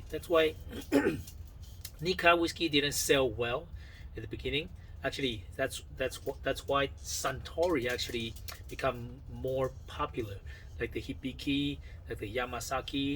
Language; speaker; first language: English; non-native, fluent; Chinese